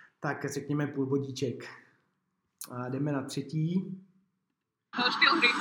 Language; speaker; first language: Czech; native; Czech